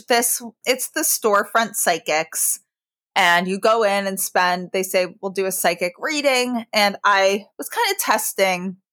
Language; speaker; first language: English; native; English